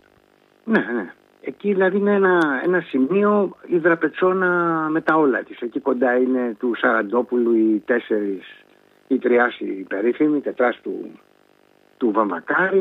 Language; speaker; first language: Greek; native; Greek